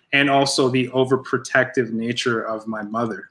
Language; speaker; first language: English; native; English